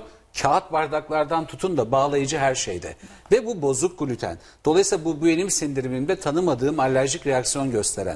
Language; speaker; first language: Turkish; native; Turkish